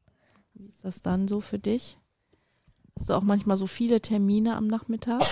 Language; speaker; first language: German; native; German